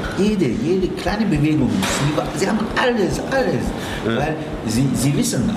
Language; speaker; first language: German; non-native, fluent; Turkish